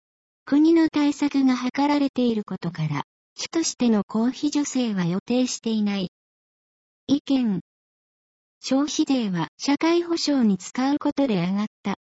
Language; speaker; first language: Japanese; native; Japanese